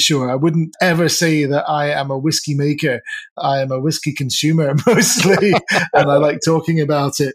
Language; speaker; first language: English; native; English